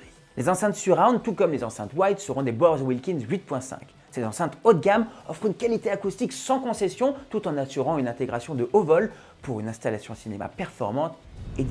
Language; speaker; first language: French; native; French